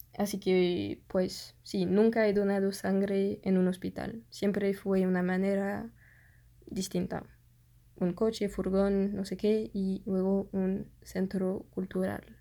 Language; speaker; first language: Spanish; non-native, fluent; French